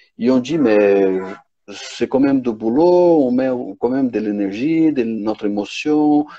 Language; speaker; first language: French; non-native, fluent; Portuguese